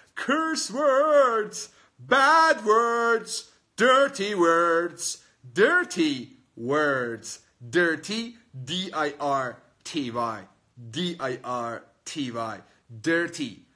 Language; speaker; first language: English; non-native, fluent; Persian